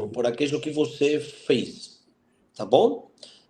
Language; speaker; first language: Portuguese; non-native, fluent; Spanish